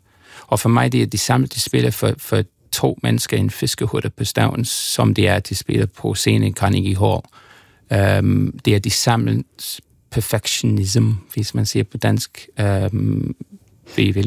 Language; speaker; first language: Danish; non-native, learner; English